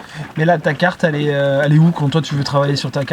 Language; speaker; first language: French; native; French